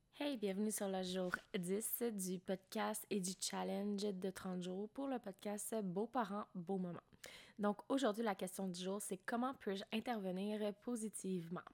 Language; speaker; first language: French; native; French